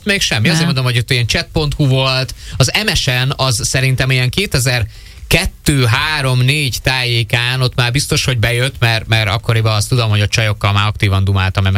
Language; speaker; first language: Hungarian; native; Hungarian